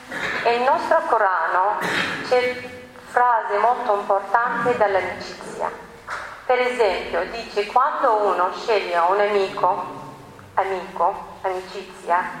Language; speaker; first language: Italian; non-native, learner; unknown